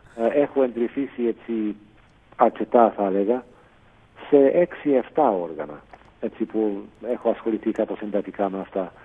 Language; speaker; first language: Greek; non-native, fluent; English